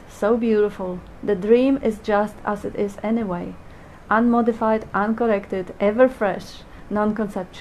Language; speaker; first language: English; non-native, fluent; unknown